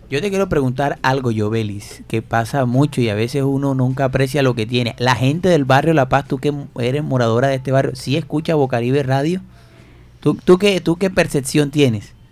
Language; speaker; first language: Spanish; native; Spanish